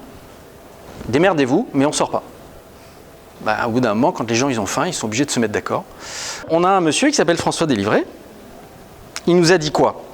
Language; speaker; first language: French; native; French